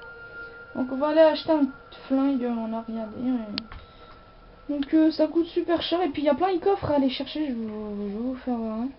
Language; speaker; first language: French; native; French